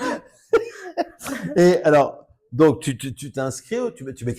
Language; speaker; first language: French; native; French